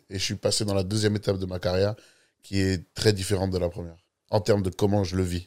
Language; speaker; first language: French; native; French